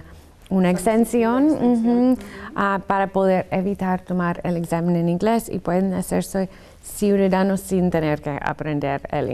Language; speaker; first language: Spanish; non-native, fluent; English